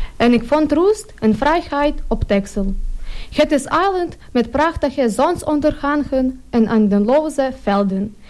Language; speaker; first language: Dutch; non-native, learner; Ukrainian